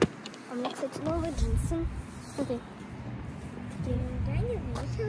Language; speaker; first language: Russian; early bilingual, heritage; Russian